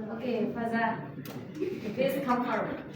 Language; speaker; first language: English; non-native, learner; Indonesian